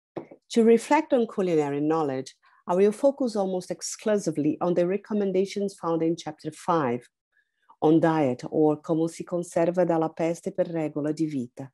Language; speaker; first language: English; non-native, fluent; Portuguese